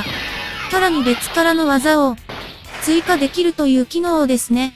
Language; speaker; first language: Japanese; native; Japanese